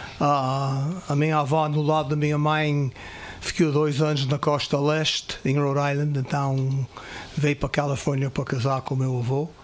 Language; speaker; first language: Portuguese; early bilingual, heritage; Portuguese